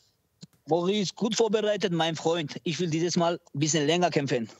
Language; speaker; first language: German; non-native, learner; Georgian